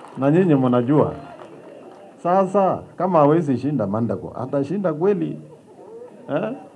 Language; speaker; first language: Swahili; non-native, local second language; Kalenjin